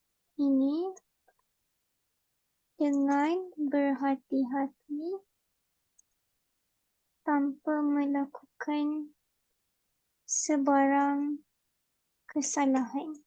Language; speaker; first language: Malay; native; Malay